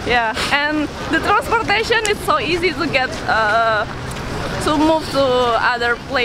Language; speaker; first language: English; non-native, learner; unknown